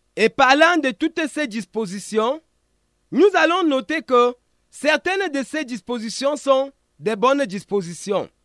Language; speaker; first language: French; non-native, local second language; Ghomala